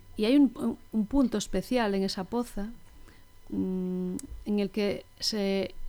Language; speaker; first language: Spanish; native; Spanish